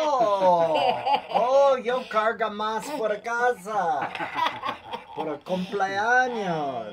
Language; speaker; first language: Spanish; non-native, learner; English